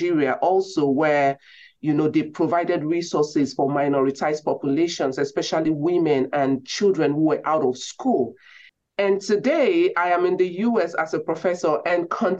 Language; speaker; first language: English; non-native, local second language; Igbo